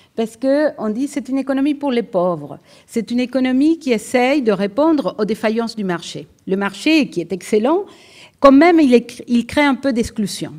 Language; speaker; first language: French; non-native, fluent; Spanish